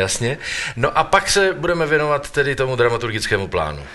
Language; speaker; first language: Czech; native; Czech